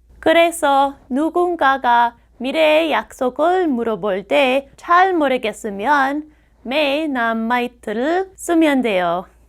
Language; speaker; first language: Korean; non-native, fluent; English